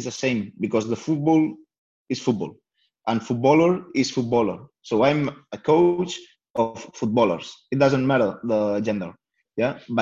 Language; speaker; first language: English; non-native, fluent; Spanish